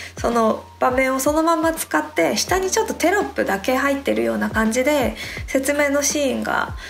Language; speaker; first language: Japanese; native; Japanese